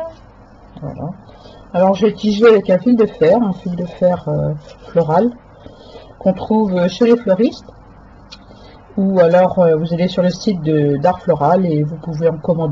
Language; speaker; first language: French; native; French